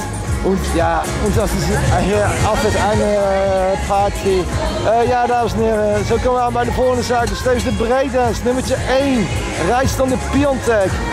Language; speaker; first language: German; non-native, learner; Dutch